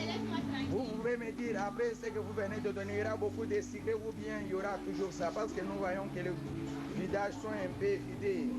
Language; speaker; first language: French; non-native, local second language; Swahili